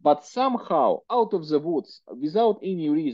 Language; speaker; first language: English; non-native, fluent; Russian